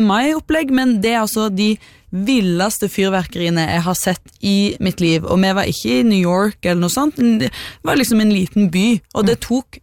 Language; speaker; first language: Norwegian; native; Norwegian